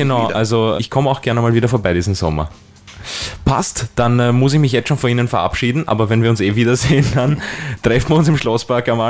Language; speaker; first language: German; native; German